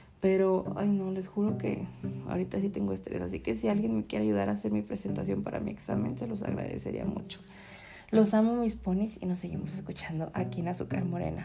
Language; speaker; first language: Spanish; native; Spanish